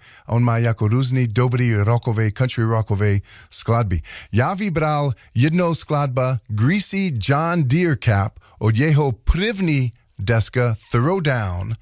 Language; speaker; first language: Czech; non-native, learner; English